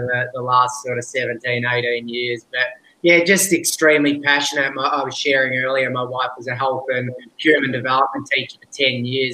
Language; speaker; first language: English; native; English